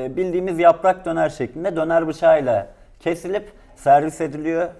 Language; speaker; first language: Turkish; native; Turkish